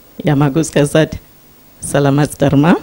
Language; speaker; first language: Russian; non-native, learner; Shona